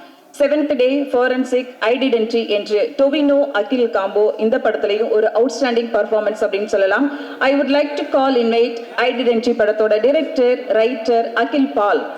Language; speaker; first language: Tamil; native; Tamil